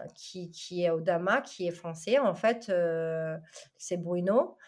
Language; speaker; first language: French; non-native, fluent; Chinese